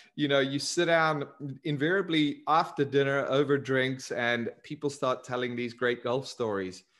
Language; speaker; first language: English; native; English